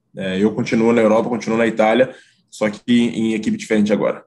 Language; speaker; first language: Portuguese; native; Portuguese